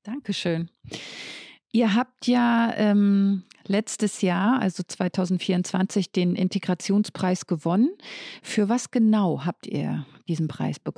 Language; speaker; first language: German; native; German